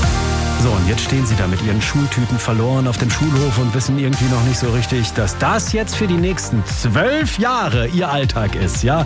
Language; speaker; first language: German; native; German